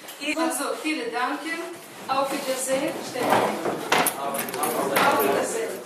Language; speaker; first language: German; non-native, learner; Ukrainian